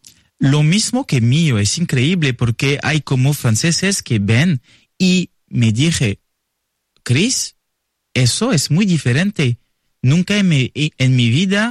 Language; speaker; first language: Spanish; non-native, learner; French